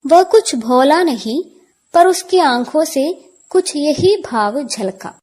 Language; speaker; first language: Hindi; non-native, local second language; Malayalam